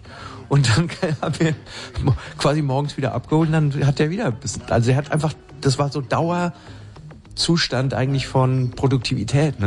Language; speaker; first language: German; native; German